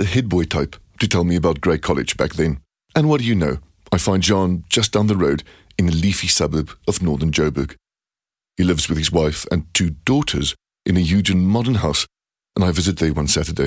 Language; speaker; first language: English; non-native, local second language; Dutch